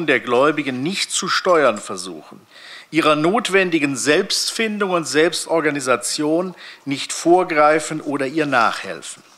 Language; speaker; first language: German; native; German